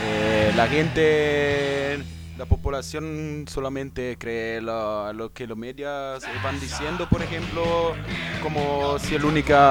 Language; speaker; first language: Spanish; non-native, learner; Italian